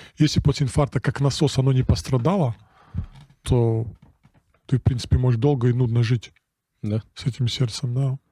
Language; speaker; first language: Russian; non-native, local second language; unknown